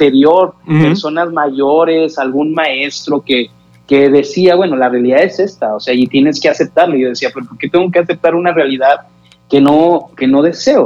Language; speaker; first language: Spanish; native; Spanish